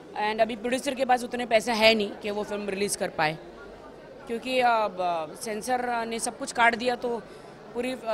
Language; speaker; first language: Hindi; native; Hindi